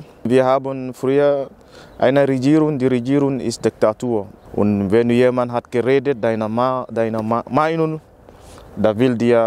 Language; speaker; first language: German; non-native, learner; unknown